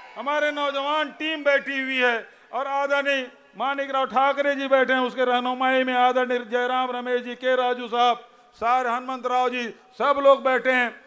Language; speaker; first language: Hindi; native; Hindi